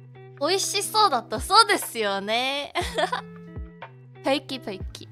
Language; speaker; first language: Japanese; non-native, learner; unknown